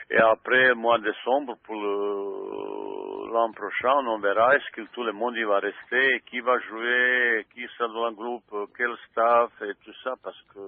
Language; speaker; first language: French; non-native, fluent; Bosnian